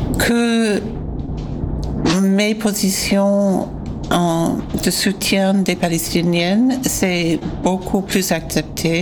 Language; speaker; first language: French; non-native, fluent; English